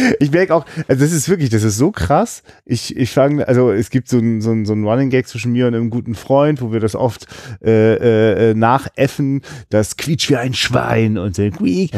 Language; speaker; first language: German; native; German